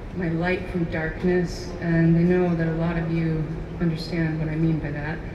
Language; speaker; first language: English; native; English